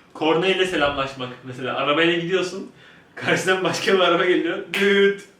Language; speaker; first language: Turkish; native; Turkish